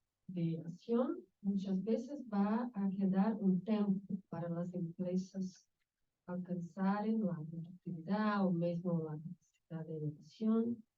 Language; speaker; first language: Spanish; non-native, learner; Portuguese